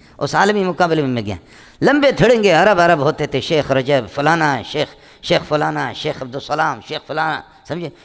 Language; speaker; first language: Urdu; non-native, local second language; Brahui